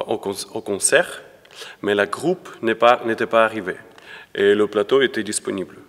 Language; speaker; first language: French; non-native, learner; Ukrainian